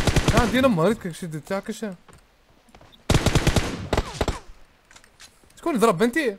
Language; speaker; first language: Arabic; native; Arabic